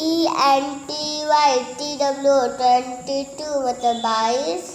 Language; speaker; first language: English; non-native, learner; Hindi